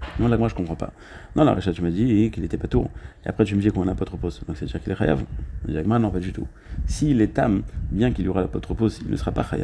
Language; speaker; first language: French; native; French